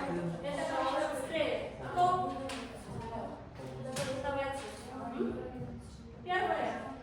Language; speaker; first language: Russian; non-native, local second language; Kyrgyz